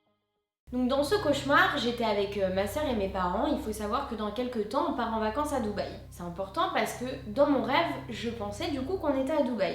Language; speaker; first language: French; native; French